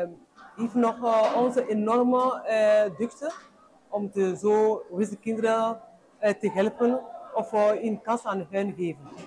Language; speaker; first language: Dutch; non-native, learner; French